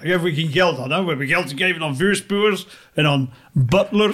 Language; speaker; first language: Dutch; non-native, fluent; English